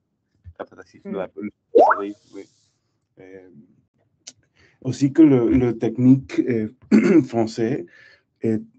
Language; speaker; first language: French; non-native, learner; English